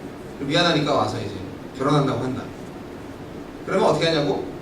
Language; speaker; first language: Korean; native; Korean